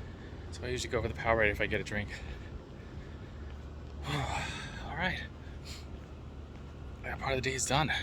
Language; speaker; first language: English; native; English